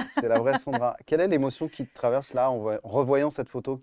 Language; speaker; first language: French; native; French